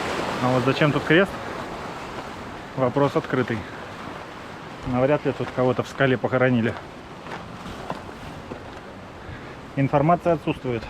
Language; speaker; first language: Russian; native; Russian